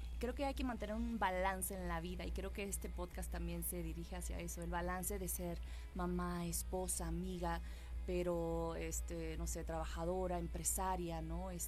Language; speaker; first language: Spanish; early bilingual, heritage; Spanish